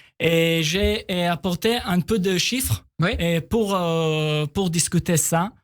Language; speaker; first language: French; non-native, fluent; Hebrew